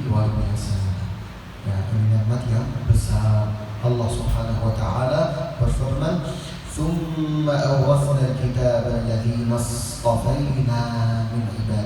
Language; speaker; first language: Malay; non-native, learner; Arabic